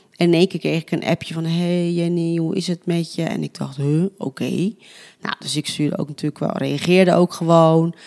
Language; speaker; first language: Dutch; early bilingual, other home language; Spanish